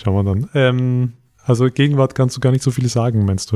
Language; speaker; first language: German; native; German